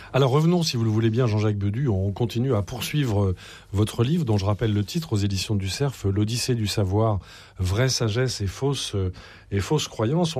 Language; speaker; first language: French; native; French